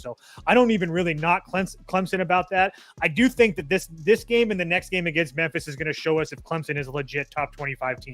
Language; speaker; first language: English; native; English